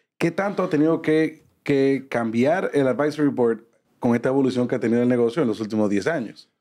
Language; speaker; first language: Spanish; native; Spanish